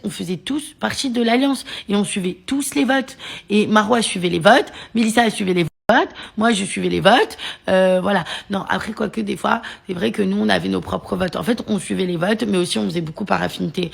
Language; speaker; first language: French; native; French